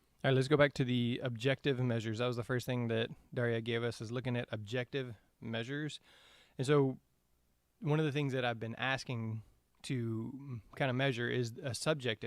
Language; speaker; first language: English; native; English